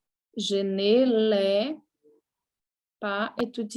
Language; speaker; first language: French; non-native, learner; Portuguese